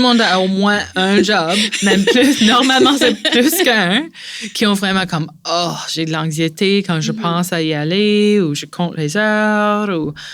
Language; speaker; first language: French; non-native, local second language; English